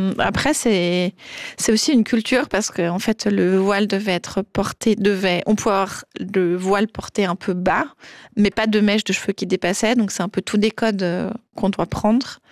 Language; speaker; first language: French; native; French